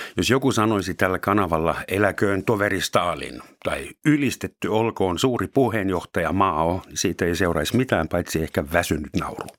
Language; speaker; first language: Finnish; non-native, fluent; German